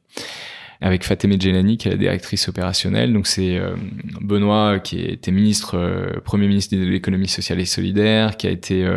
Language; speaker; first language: French; native; French